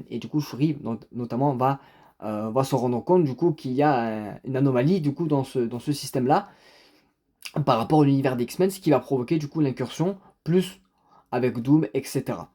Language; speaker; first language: French; native; French